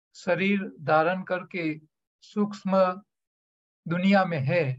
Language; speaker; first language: Hindi; non-native, local second language; Gujarati